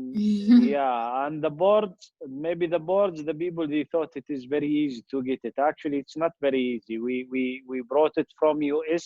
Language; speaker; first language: English; non-native, fluent; Arabic